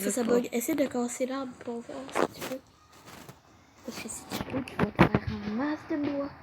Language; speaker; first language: French; native; French